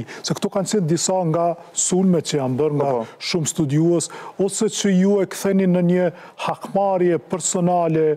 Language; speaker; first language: Albanian; native; Albanian